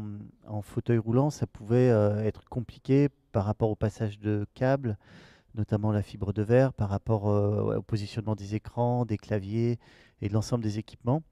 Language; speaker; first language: French; native; French